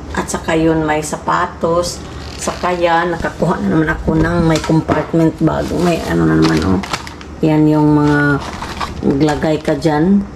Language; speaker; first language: Filipino; non-native, local second language; Cebuano